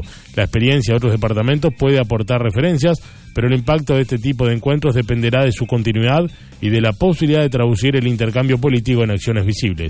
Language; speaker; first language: Spanish; native; Spanish